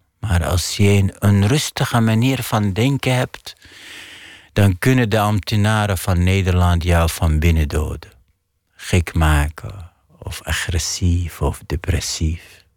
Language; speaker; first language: Dutch; non-native, fluent; Arabic